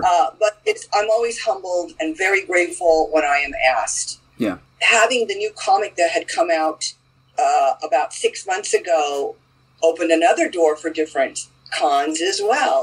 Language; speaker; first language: English; native; English